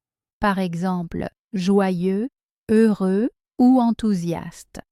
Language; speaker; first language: French; native; French